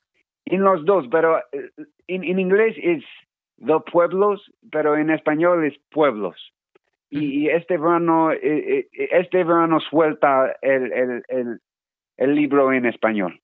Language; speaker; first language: Spanish; non-native, learner; English